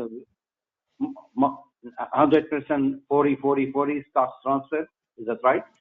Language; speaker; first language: English; non-native, fluent; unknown